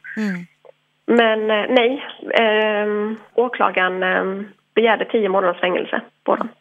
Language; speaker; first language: Swedish; early bilingual, other home language; English